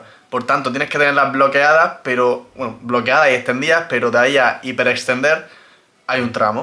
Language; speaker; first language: Spanish; native; Spanish